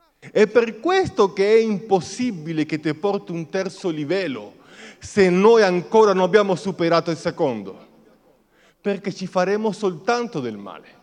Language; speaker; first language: Italian; non-native, fluent; Spanish